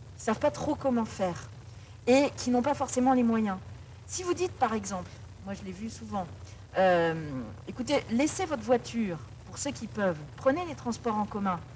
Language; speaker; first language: French; native; French